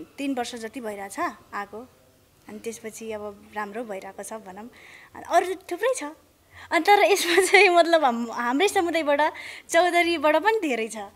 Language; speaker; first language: Nepali; non-native, local second language; Dangaura Tharu